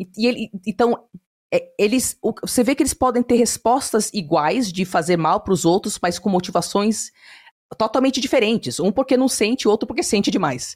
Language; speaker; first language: Portuguese; early bilingual, heritage; Portuguese